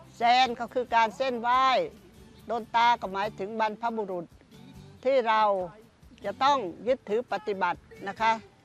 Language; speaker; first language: Thai; non-native, local second language; Khmer